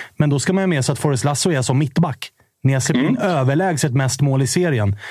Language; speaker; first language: Swedish; native; Swedish